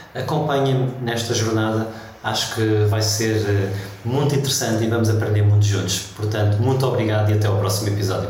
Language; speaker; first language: Portuguese; early bilingual, heritage; Portuguese